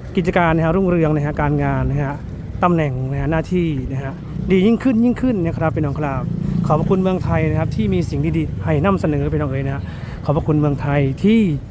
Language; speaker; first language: Thai; native; Thai